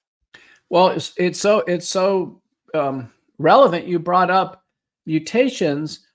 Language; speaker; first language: English; native; English